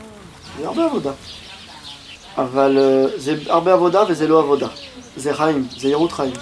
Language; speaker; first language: Hebrew; non-native, fluent; French